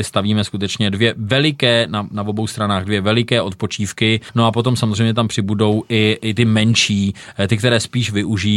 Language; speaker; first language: Czech; native; Czech